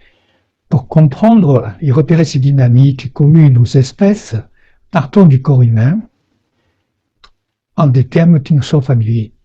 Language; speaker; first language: French; native; French